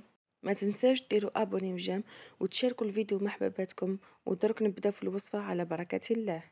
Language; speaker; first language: Arabic; native; Arabic